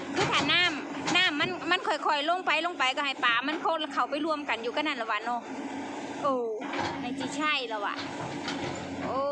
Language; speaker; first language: Thai; non-native, local second language; Khmer